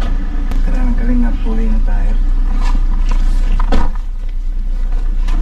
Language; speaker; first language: Filipino; non-native, learner; Punjabi